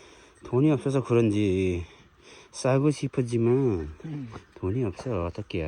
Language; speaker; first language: Korean; non-native, learner; Nepali